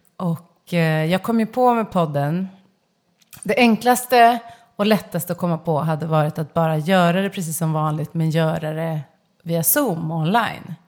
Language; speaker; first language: Swedish; native; Swedish